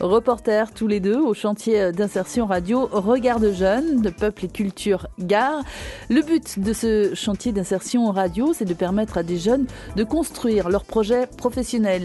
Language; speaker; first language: French; native; French